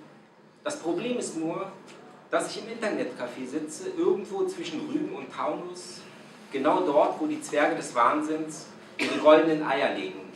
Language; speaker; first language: German; non-native, fluent; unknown